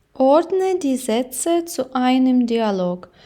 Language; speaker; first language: German; non-native, fluent; Ukrainian